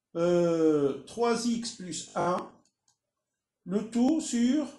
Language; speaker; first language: French; non-native, local second language; Arabic